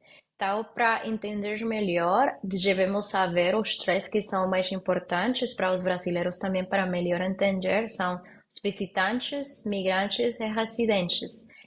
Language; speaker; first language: Portuguese; non-native, learner; Spanish